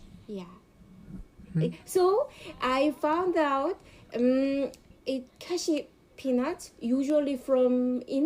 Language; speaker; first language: English; non-native, learner; Korean